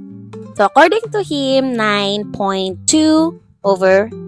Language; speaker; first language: English; non-native, local second language; Cebuano